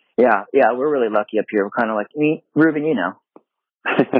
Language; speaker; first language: English; non-native, fluent; Japanese